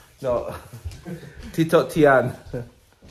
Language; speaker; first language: English; non-native, fluent; Indonesian